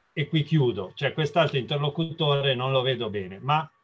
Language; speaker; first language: Italian; native; Italian